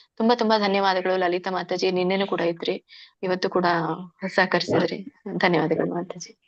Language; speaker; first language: Kannada; native; Kannada